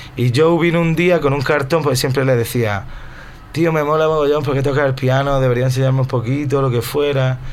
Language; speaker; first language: Spanish; native; Spanish